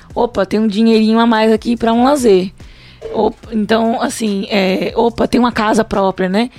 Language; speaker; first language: Portuguese; native; Portuguese